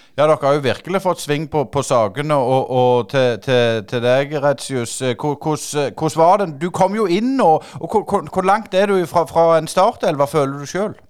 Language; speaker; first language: Norwegian; native; Norwegian